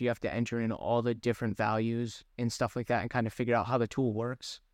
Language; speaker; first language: English; native; English